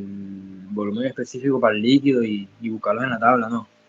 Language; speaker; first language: Spanish; native; Spanish